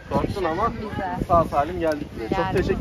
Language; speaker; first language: Turkish; native; Turkish